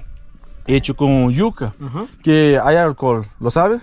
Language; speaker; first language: Spanish; non-native, learner; Portuguese